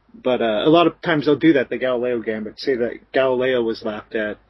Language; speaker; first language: English; native; English